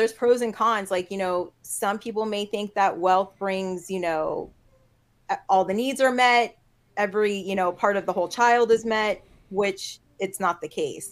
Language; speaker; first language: English; native; English